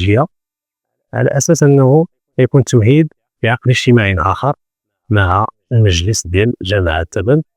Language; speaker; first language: Arabic; native; Arabic